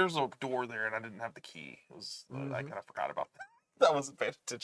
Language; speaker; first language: English; native; English